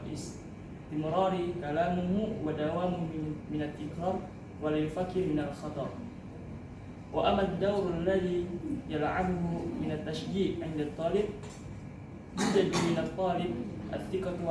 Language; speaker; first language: Arabic; non-native, learner; Indonesian